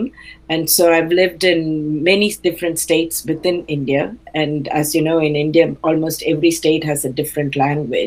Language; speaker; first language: English; non-native, local second language; Telugu